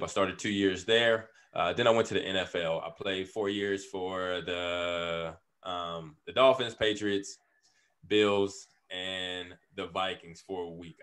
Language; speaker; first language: English; native; English